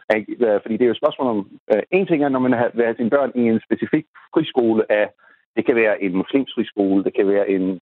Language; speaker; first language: Danish; non-native, fluent; Urdu